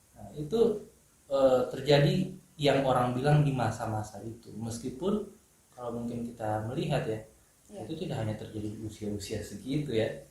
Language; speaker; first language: Indonesian; native; Indonesian